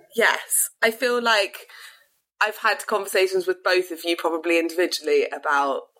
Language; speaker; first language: English; native; English